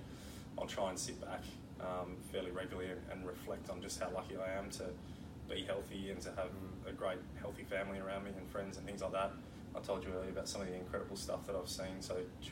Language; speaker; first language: English; native; English